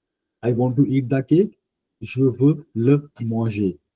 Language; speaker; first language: French; non-native, fluent; Punjabi